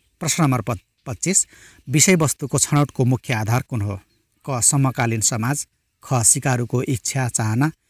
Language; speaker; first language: Nepali; non-native, local second language; Rana Tharu